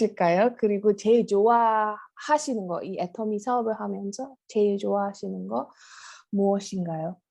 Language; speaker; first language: Korean; non-native, fluent; Indonesian